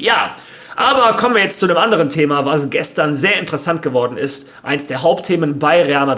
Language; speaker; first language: German; native; German